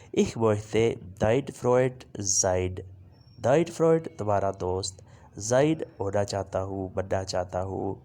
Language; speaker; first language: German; non-native, fluent; Urdu